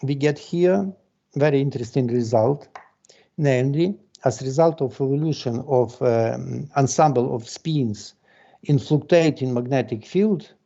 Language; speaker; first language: English; non-native, fluent; Ukrainian